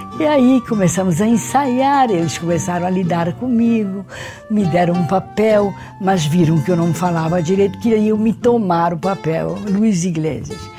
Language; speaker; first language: Portuguese; early bilingual, other home language; Hungarian